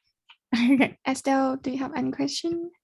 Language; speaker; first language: English; non-native, learner; Chinese